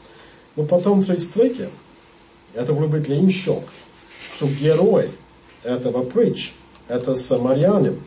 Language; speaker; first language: Russian; non-native, learner; English